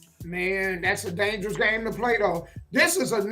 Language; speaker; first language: English; native; English